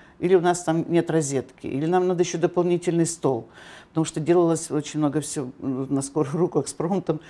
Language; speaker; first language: Russian; native; Russian